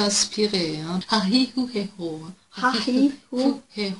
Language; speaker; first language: French; non-native, fluent; Japanese